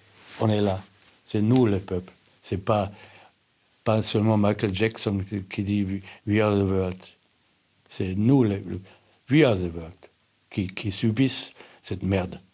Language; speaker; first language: French; non-native, fluent; German